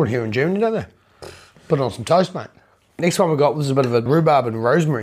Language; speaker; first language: English; native; English